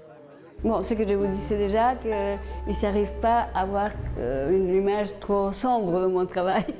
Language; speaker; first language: French; non-native, fluent; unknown